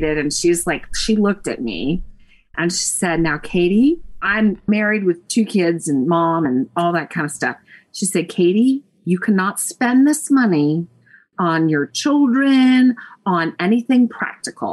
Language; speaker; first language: English; native; English